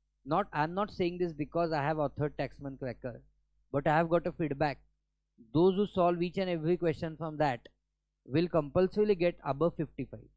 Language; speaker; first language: English; non-native, local second language; Hindi